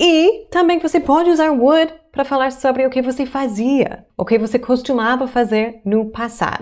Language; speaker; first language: Portuguese; non-native, fluent; English